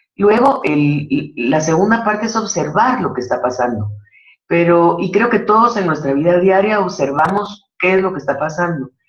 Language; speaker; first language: Spanish; native; Spanish